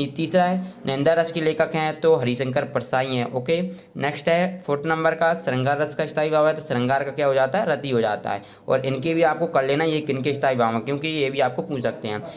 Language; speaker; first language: Hindi; native; Hindi